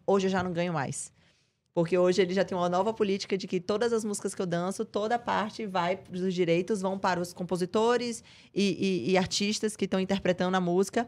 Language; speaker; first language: Portuguese; native; Portuguese